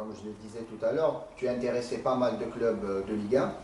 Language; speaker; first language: French; non-native, local second language; Arabic